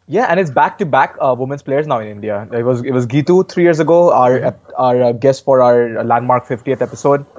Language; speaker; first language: English; non-native, local second language; Hindi